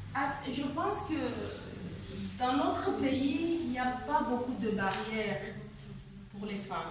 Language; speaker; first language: French; non-native, local second language; Comorian